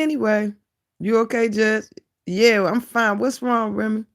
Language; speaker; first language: English; native; English